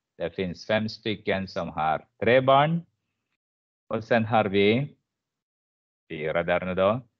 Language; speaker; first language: Swedish; non-native, fluent; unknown